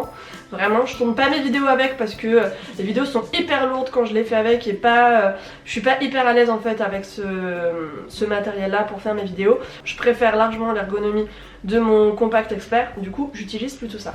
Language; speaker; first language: French; native; French